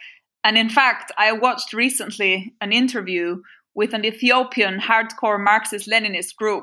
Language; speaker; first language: English; non-native, fluent; French